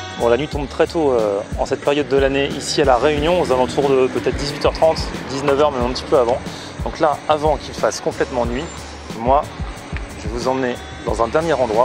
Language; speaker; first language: French; native; French